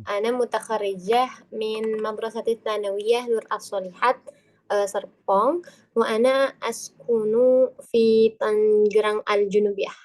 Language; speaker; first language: Arabic; non-native, learner; Indonesian